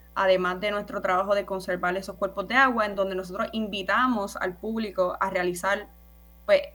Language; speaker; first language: Spanish; native; Spanish